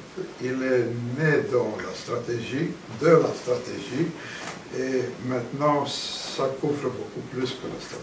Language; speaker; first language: French; non-native, fluent; Romanian